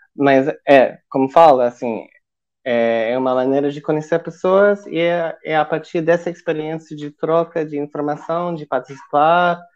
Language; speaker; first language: Portuguese; non-native, fluent; English